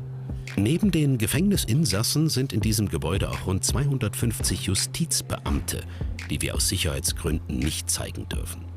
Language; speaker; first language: German; native; German